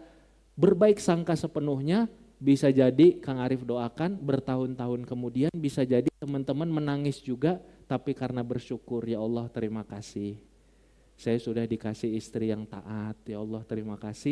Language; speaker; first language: Indonesian; non-native, local second language; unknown